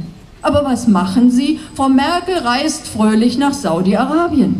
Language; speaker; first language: German; native; German